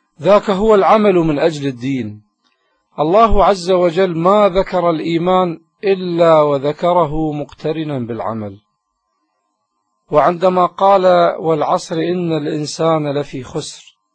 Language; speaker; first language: Arabic; native; Arabic